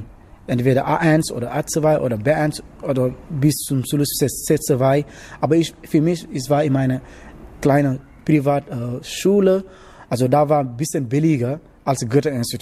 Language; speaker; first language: German; non-native, learner; Wolof